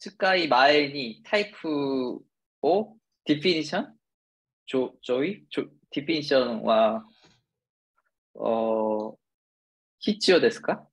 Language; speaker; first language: Japanese; non-native, learner; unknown